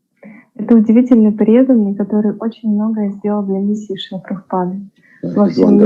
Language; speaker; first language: Russian; native; Russian